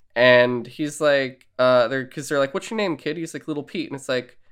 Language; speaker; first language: English; native; English